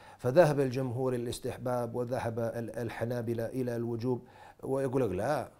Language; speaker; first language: Arabic; non-native, fluent; English